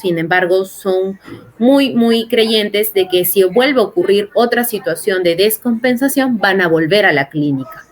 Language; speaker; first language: Spanish; native; Spanish